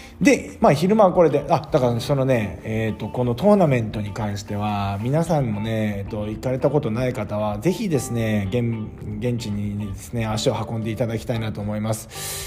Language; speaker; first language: Japanese; native; Japanese